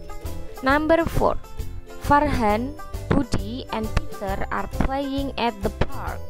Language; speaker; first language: English; non-native, fluent; Indonesian